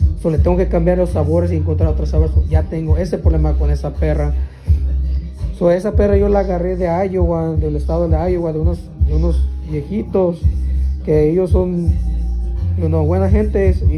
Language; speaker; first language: Spanish; early bilingual, heritage; Spanish